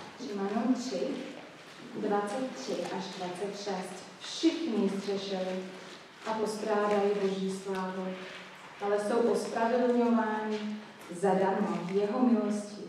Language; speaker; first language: Czech; non-native, fluent; English